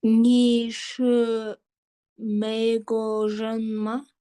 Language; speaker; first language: Chinese; non-native, learner; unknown